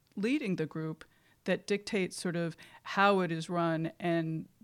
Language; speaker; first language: English; native; English